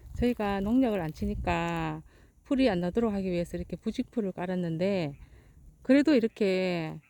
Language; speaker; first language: Korean; native; Korean